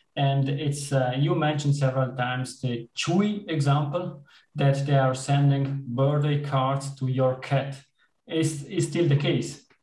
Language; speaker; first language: English; non-native, fluent; Italian